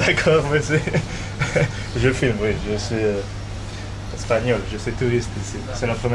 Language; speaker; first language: French; non-native, learner; Spanish